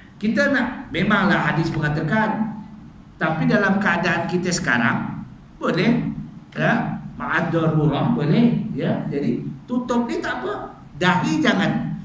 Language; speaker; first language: Malay; native; Malay